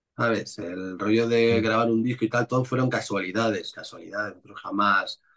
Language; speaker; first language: Spanish; native; Spanish